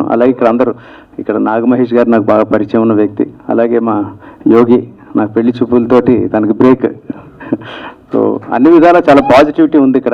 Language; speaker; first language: Telugu; native; Telugu